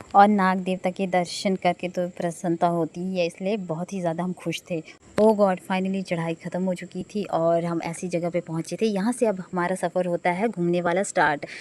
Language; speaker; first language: Hindi; non-native, local second language; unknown